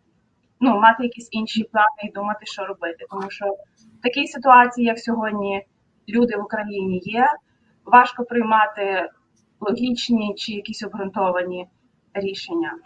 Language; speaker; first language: Ukrainian; native; Ukrainian